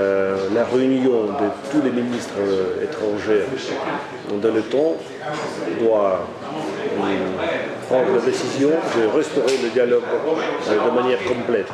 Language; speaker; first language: French; non-native, fluent; Russian